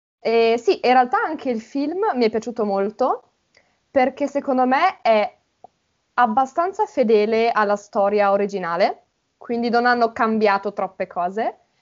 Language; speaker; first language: Italian; native; Italian